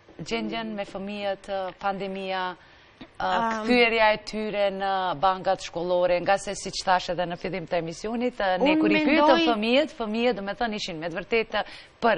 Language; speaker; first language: Albanian; native; Albanian